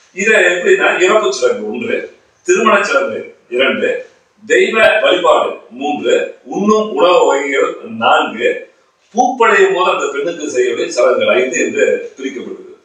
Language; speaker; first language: Tamil; native; Tamil